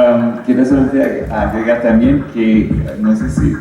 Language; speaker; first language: Spanish; non-native, fluent; French